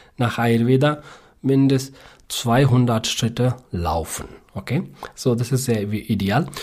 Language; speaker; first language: German; non-native, learner; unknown